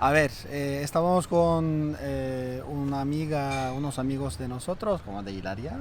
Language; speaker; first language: Spanish; non-native, fluent; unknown